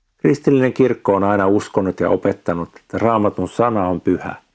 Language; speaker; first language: Finnish; native; Finnish